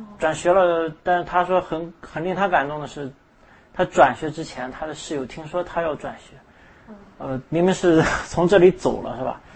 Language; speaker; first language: Chinese; native; Chinese